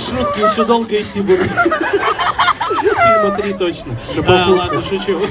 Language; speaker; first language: Russian; native; Russian